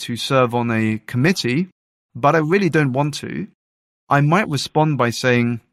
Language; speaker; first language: English; native; English